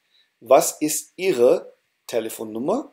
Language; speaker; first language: German; non-native, fluent; Urdu